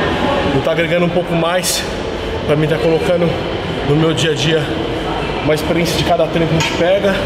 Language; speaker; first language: Portuguese; native; Portuguese